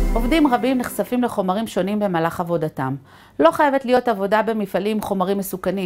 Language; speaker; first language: Hebrew; native; Hebrew